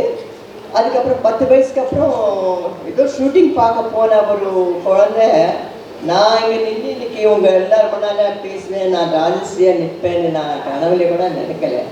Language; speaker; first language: Tamil; non-native, local second language; Telugu